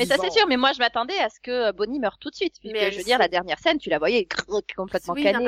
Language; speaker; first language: French; native; French